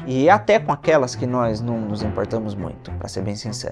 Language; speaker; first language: Portuguese; native; Portuguese